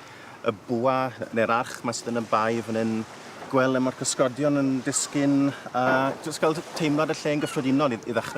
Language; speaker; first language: Welsh; native; Welsh